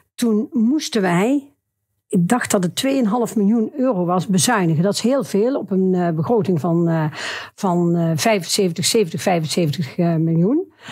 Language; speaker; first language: Dutch; native; Dutch